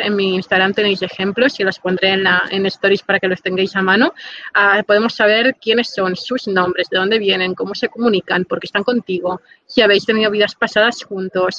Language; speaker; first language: Spanish; native; Spanish